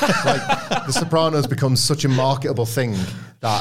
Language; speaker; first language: English; native; English